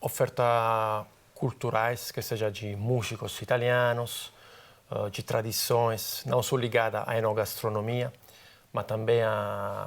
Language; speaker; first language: Portuguese; non-native, fluent; Italian